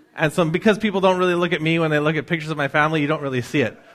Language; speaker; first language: English; native; English